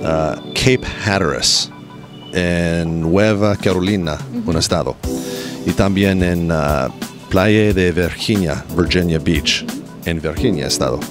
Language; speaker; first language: Spanish; non-native, learner; English